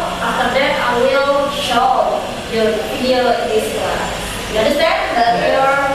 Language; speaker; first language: English; non-native, learner; Indonesian